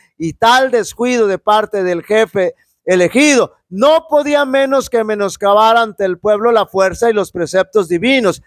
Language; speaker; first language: Spanish; native; Spanish